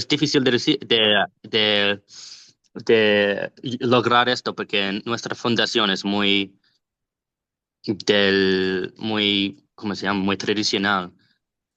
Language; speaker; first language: Spanish; non-native, learner; English